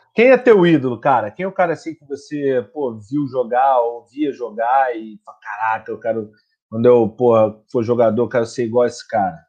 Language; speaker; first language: Portuguese; native; Portuguese